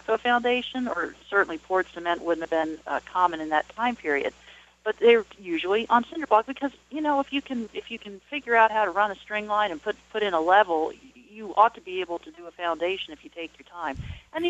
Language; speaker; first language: English; native; English